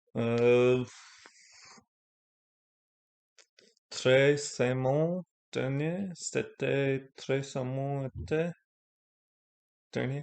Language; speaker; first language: French; non-native, learner; English